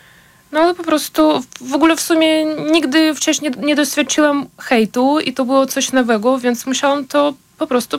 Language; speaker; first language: Polish; non-native, fluent; Ukrainian